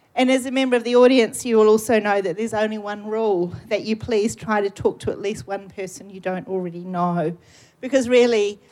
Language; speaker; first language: English; native; English